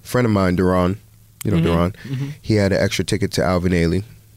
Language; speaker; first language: English; native; English